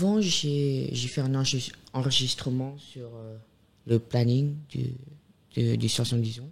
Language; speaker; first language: French; non-native, fluent; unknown